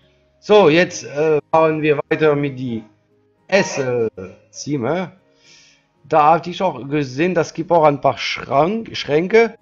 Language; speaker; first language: German; non-native, learner; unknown